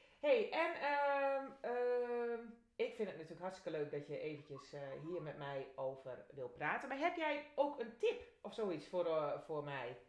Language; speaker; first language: Dutch; native; Dutch